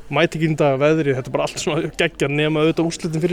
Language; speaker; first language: Icelandic; native; Icelandic